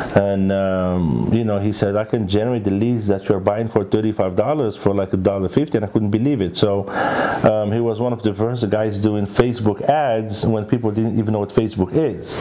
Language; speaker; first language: English; early bilingual, other home language; Arabic